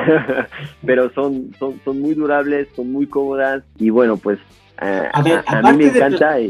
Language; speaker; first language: Spanish; non-native, fluent; French